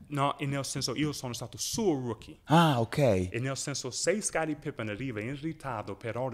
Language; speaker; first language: Italian; non-native, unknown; English